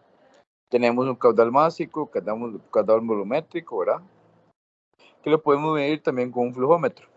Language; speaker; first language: Spanish; native; Spanish